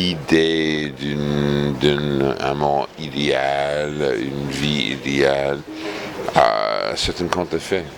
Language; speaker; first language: French; non-native, fluent; English